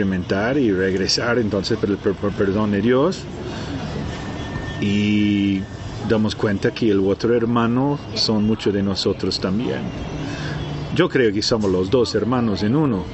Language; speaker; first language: Spanish; non-native, fluent; Portuguese